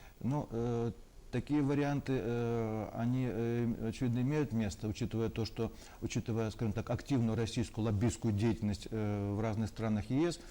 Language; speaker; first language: Russian; native; Russian